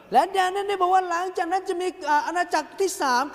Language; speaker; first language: Thai; native; Thai